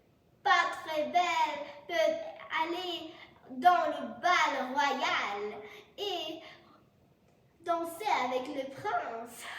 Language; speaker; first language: French; non-native, learner; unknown